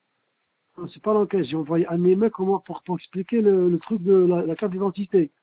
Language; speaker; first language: French; non-native, fluent; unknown